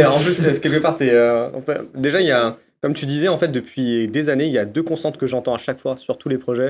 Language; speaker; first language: French; native; French